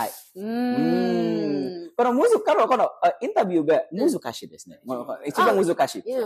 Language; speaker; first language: Japanese; non-native, learner; Indonesian